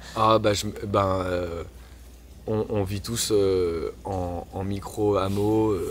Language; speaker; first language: French; native; French